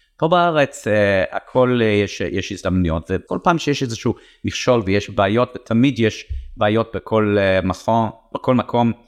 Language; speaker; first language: Hebrew; non-native, fluent; English